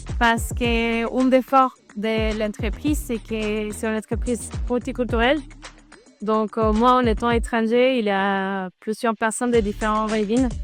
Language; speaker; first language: French; non-native, fluent; Spanish